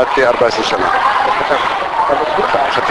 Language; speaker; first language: Hebrew; non-native, local second language; Arabic